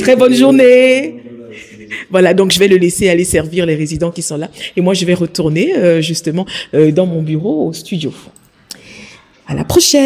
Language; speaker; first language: French; native; French